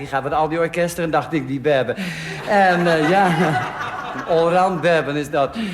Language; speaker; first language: Dutch; native; Dutch